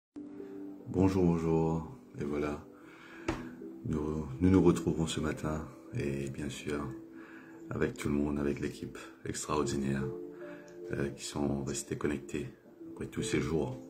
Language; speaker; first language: French; non-native, local second language; Morisyen